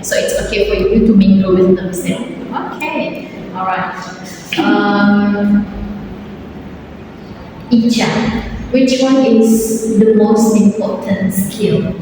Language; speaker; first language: English; non-native, fluent; Indonesian